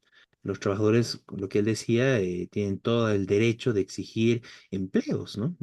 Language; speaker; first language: Spanish; native; Spanish